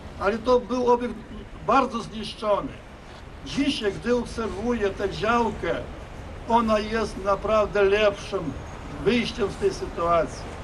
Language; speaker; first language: Polish; early bilingual, heritage; Polish